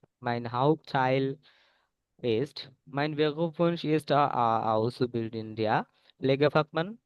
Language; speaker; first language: German; non-native, learner; Bangla